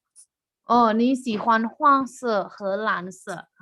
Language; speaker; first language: Chinese; non-native, fluent; Indonesian